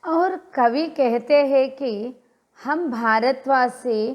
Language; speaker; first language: Hindi; non-native, local second language; Telugu